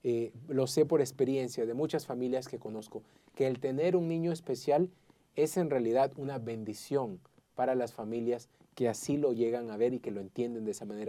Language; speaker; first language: Spanish; native; Spanish